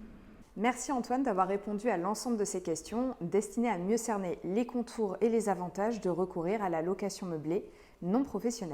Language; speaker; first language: French; native; French